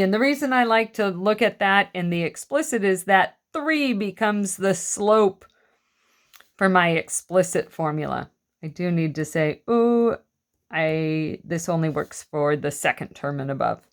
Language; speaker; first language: English; native; English